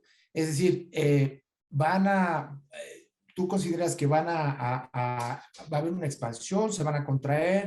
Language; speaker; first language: Spanish; native; Spanish